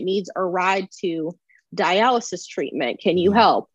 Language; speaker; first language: English; native; English